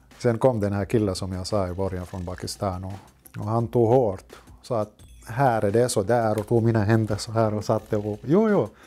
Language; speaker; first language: Swedish; non-native, fluent; Arabic